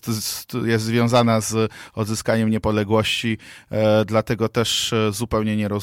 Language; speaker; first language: Polish; native; Polish